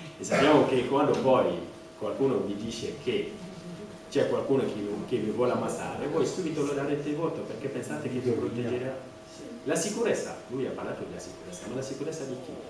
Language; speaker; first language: Italian; non-native, fluent; French